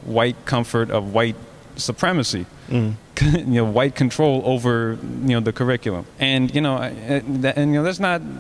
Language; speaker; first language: English; native; English